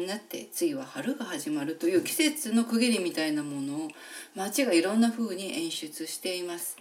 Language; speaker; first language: Japanese; native; Japanese